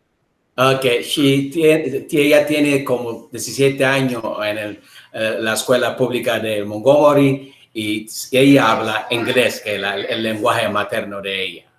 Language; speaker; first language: Spanish; non-native, learner; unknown